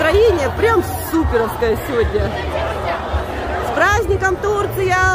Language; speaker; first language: Russian; native; Russian